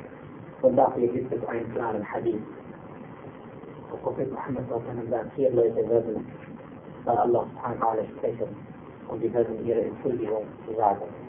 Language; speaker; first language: German; non-native, fluent; Arabic